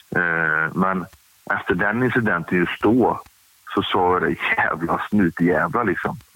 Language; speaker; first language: Swedish; native; Swedish